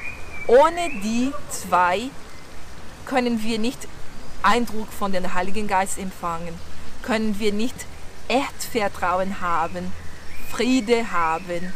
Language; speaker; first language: German; non-native, learner; Portuguese